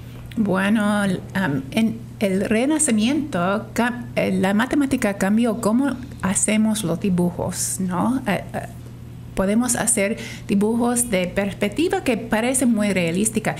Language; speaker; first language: Spanish; non-native, fluent; English